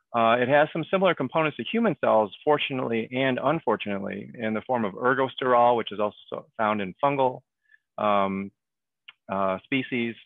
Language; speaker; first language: English; native; English